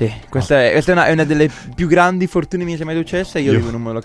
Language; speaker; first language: Italian; native; Italian